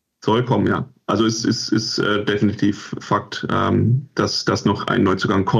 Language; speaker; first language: German; native; German